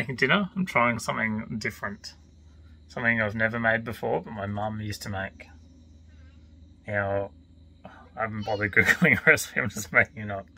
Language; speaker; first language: English; native; English